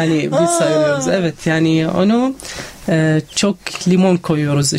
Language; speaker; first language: Turkish; non-native, learner; Arabic